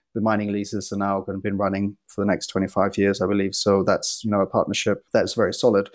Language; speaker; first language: English; non-native, fluent; Danish